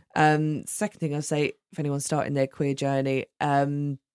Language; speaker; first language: English; native; English